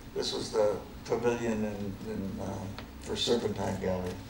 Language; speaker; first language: English; native; English